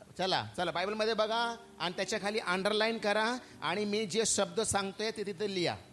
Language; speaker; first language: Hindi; non-native, local second language; Marathi